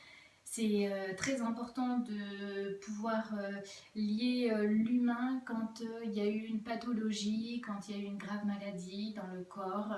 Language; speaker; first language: French; native; French